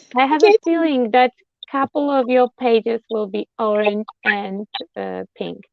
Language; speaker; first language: English; non-native, fluent; Polish